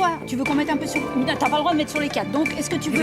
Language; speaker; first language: French; native; French